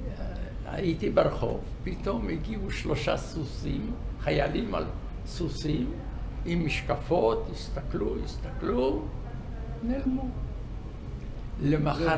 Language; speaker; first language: Hebrew; non-native, fluent; Yiddish